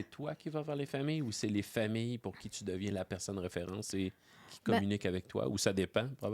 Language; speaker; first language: French; native; French